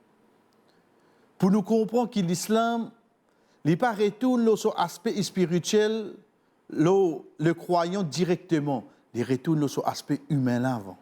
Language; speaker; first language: French; non-native, local second language; Morisyen